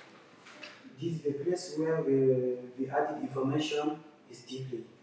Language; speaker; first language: English; non-native, learner; French